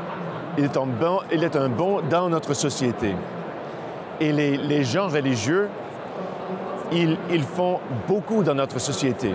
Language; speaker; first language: French; non-native, local second language; English